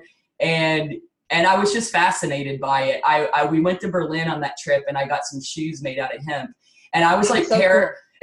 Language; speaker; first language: English; native; English